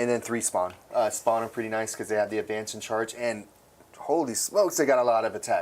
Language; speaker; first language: English; native; English